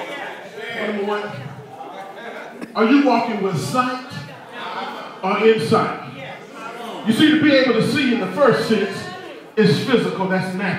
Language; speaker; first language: English; native; English